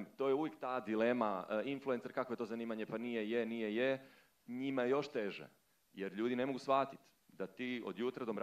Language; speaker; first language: Croatian; native; Croatian